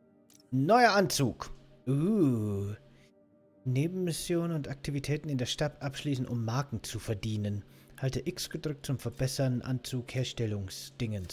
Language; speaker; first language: German; native; German